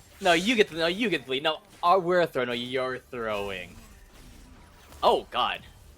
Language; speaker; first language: English; native; English